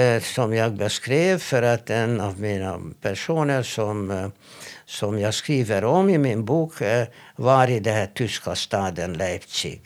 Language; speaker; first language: Swedish; non-native, fluent; Hebrew